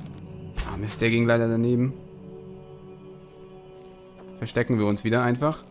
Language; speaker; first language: German; native; German